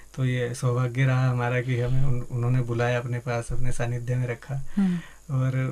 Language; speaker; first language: Hindi; native; Hindi